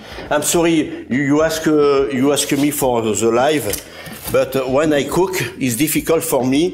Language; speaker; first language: English; non-native, learner; French